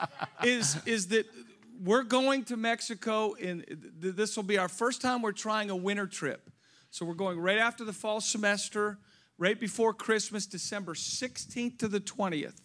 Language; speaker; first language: English; native; English